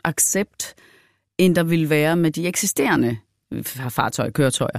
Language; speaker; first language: Danish; native; Danish